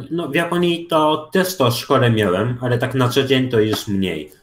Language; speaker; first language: Polish; early bilingual, other home language; Japanese